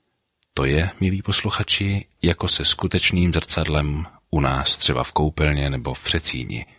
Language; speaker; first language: Czech; native; Czech